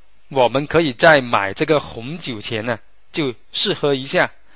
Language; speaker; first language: Chinese; native; Chinese